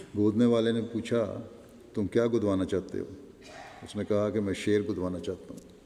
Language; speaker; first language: Urdu; non-native, local second language; Punjabi